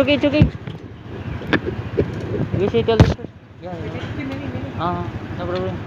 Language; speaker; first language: English; non-native, learner; Filipino